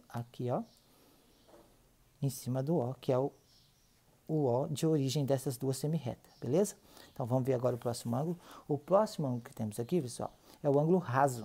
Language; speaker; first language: Portuguese; native; Portuguese